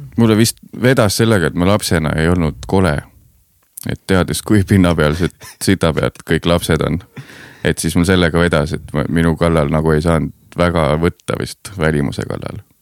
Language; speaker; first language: Estonian; native; Estonian